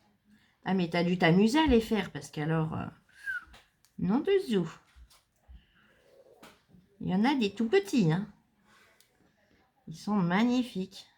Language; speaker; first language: French; native; French